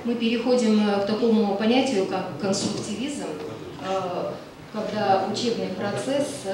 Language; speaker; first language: Russian; native; Russian